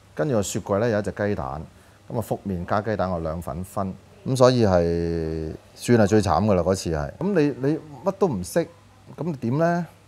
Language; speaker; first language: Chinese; non-native, local second language; Cantonese